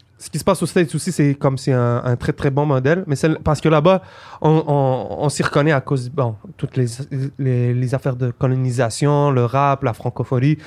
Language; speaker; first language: French; native; French